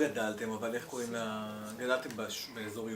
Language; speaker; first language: Hebrew; native; Hebrew